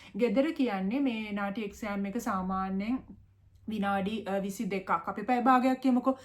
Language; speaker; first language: Sinhala; native; Sinhala